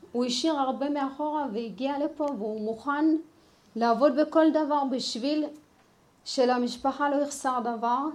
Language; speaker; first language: Hebrew; early bilingual, other home language; Amharic